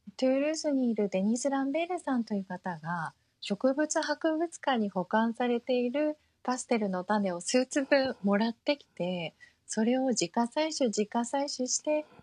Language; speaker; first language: Japanese; early bilingual, heritage; Japanese